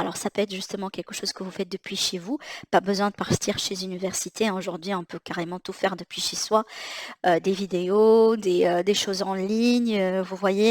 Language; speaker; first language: French; native; French